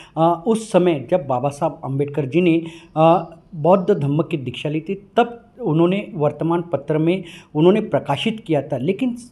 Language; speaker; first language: Hindi; non-native, local second language; Marathi